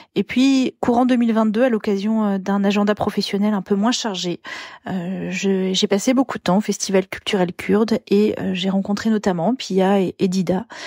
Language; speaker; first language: French; native; French